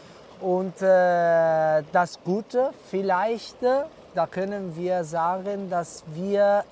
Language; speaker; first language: German; non-native, learner; Italian